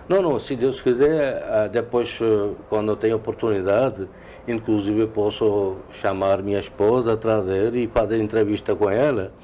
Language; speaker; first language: Portuguese; non-native, learner; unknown